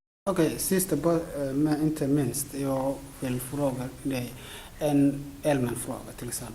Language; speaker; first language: Swedish; non-native, learner; Somali